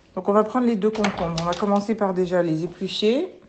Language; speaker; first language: French; native; French